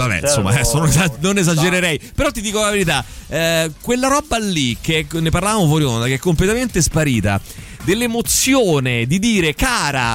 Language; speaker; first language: Italian; native; Italian